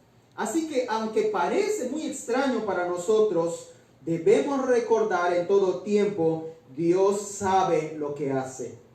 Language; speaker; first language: Spanish; native; Spanish